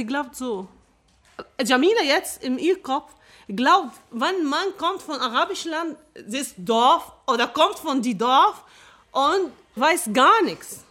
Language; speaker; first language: German; non-native, learner; Arabic